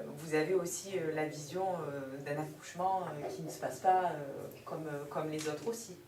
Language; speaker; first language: French; native; French